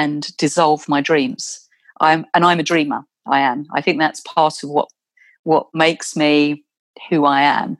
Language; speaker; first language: English; native; English